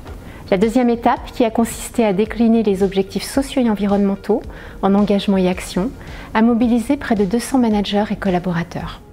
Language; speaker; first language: French; native; French